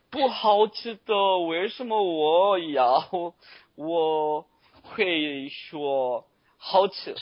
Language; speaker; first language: Chinese; non-native, learner; Korean